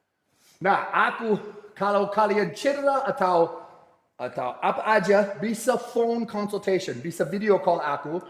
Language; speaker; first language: Indonesian; non-native, fluent; English